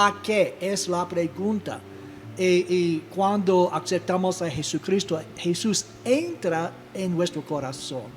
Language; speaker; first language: Spanish; non-native, fluent; English